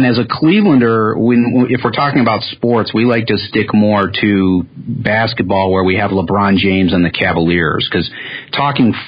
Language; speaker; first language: English; native; English